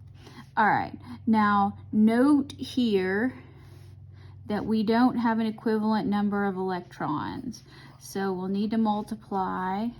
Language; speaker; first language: English; native; English